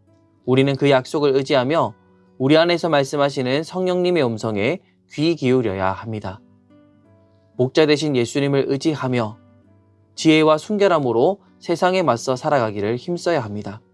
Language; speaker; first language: Korean; native; Korean